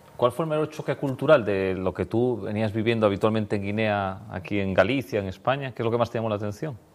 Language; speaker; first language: Spanish; native; Spanish